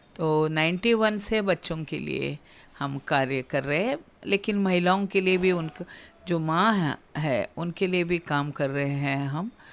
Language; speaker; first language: Hindi; non-native, local second language; Kannada